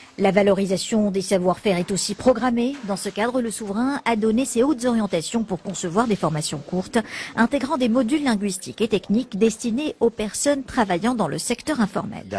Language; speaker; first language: French; non-native, local second language; Arabic